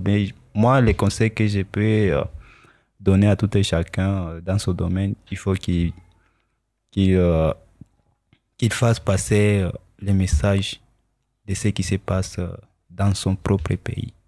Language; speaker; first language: French; non-native, local second language; Swahili